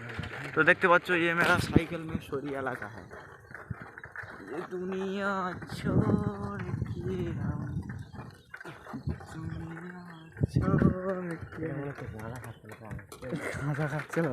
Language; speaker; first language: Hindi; non-native, local second language; Bangla